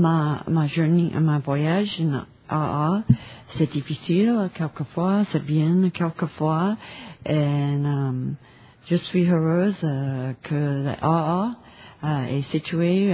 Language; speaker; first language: French; non-native, learner; English